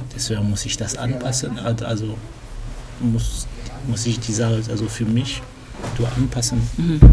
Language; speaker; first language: German; early bilingual, other home language; French